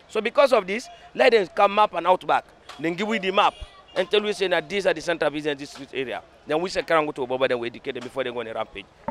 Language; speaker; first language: English; non-native, local second language; Krio